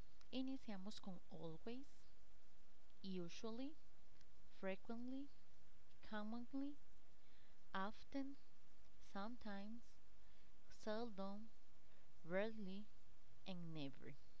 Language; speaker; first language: English; non-native, fluent; Spanish